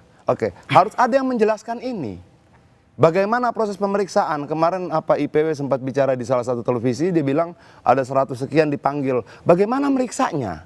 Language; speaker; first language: Indonesian; native; Indonesian